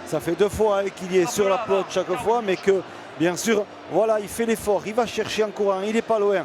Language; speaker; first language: French; native; French